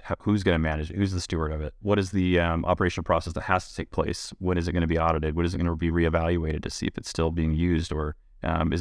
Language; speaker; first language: English; native; English